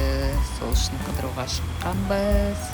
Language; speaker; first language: Kazakh; native; Kazakh